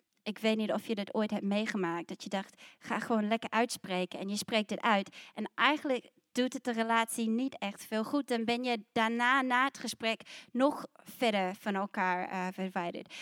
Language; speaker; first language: Dutch; non-native, fluent; English